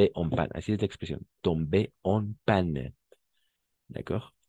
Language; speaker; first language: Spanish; non-native, fluent; French